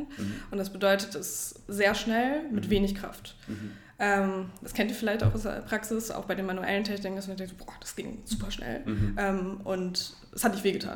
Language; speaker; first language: German; native; German